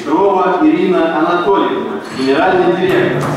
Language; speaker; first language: Russian; native; Russian